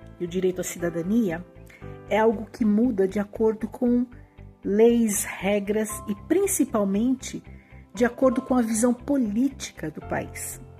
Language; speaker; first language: Portuguese; native; Portuguese